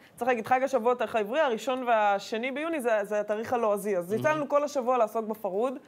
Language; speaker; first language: Hebrew; native; Hebrew